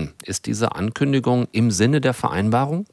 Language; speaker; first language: German; native; German